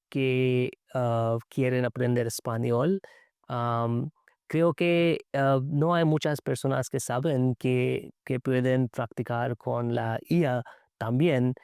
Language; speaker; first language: Spanish; non-native, learner; English